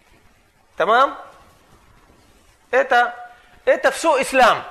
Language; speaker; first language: Russian; non-native, fluent; Arabic